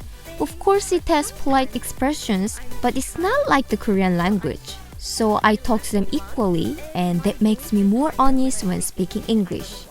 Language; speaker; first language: English; non-native, fluent; Korean